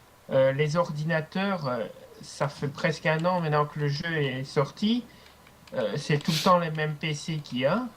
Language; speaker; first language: French; native; French